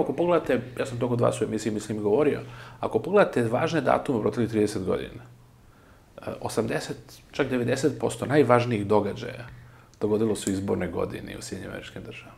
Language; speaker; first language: Serbian; native; Serbian